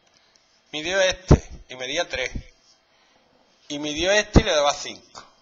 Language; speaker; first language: Spanish; native; Spanish